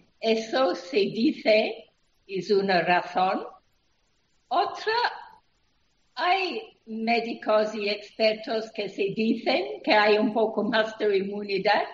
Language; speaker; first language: Spanish; non-native, fluent; English